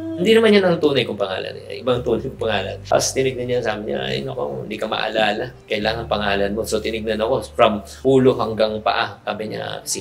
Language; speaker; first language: Filipino; native; Filipino